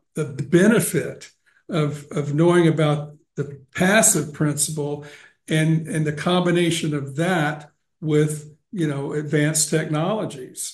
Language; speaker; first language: English; native; English